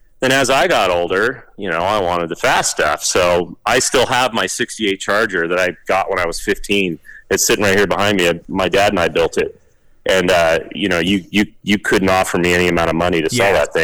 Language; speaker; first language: English; native; English